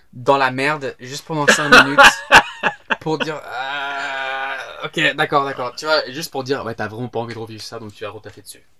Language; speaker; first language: French; native; French